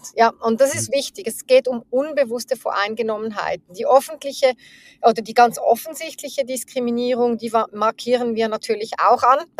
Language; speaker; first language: German; native; German